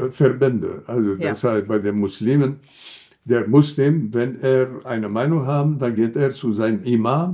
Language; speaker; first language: German; non-native, fluent; Arabic